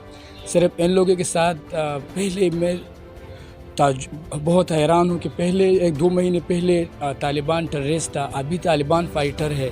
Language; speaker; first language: Hindi; non-native, fluent; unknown